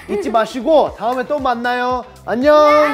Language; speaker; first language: Korean; non-native, fluent; English